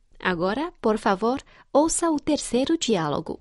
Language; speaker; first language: Portuguese; non-native, fluent; Chinese